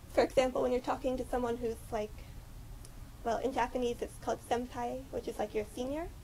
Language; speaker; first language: English; native; English